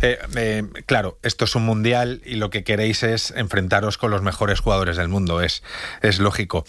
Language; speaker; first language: Spanish; native; Spanish